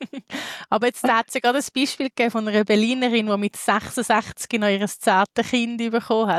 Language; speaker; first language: German; native; German